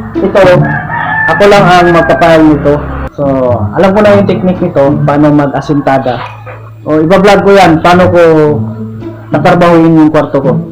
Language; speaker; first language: Filipino; non-native, local second language; Cebuano